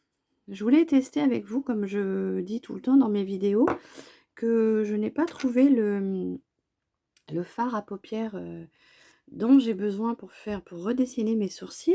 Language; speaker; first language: French; native; French